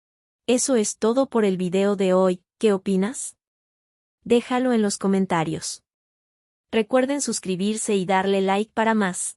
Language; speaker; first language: Spanish; native; Spanish